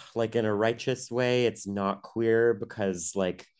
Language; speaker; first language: English; native; English